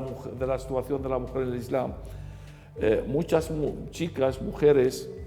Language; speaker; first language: Spanish; non-native, fluent; Arabic